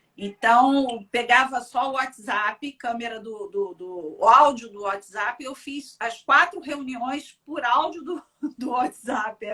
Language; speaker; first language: Portuguese; early bilingual, other home language; Spanish